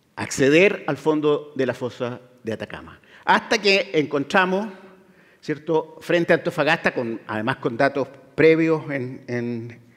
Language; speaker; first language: Spanish; native; Spanish